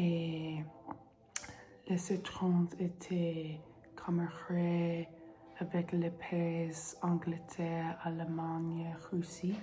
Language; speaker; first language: French; non-native, learner; English